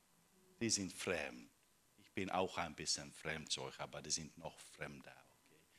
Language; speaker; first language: German; non-native, fluent; Finnish